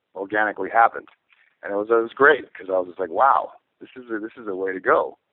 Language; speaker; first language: English; native; English